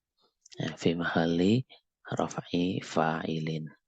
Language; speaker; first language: Arabic; non-native, fluent; Indonesian